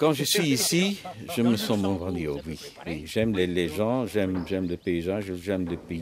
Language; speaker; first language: French; non-native, fluent; Dutch